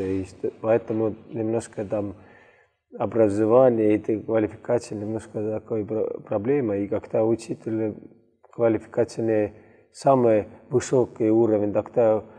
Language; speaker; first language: Russian; non-native, learner; Estonian